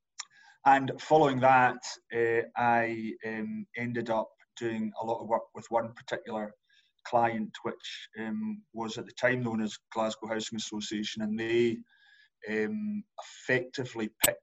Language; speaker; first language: English; native; English